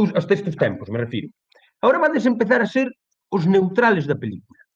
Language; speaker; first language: Spanish; non-native, local second language; Galician